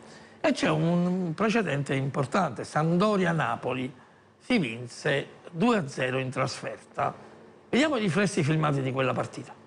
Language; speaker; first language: Italian; native; Italian